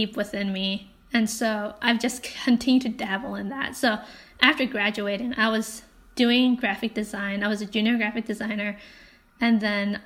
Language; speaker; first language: English; non-native, local second language; Cantonese